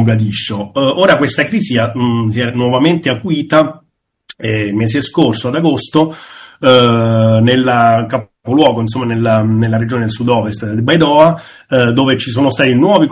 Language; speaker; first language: Italian; native; Italian